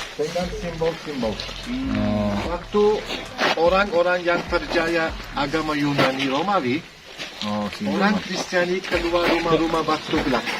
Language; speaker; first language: Indonesian; non-native, fluent; Turkish